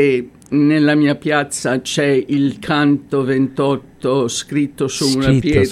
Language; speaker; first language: Italian; native; Italian